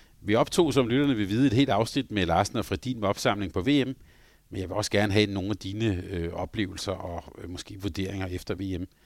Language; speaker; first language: Danish; native; Danish